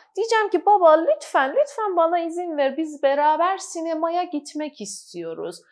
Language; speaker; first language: Turkish; non-native, fluent; Persian